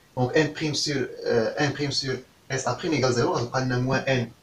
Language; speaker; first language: French; non-native, local second language; Arabic